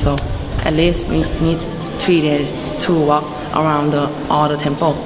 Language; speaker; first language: English; non-native, learner; Thai